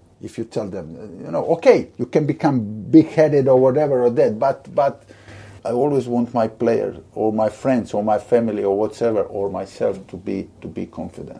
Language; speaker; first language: English; non-native, fluent; Croatian